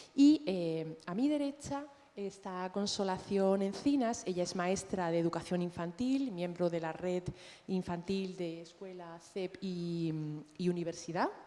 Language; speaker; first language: Spanish; native; Spanish